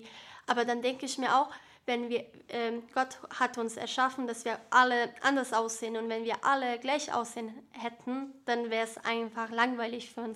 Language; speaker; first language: German; early bilingual, other home language; Bosnian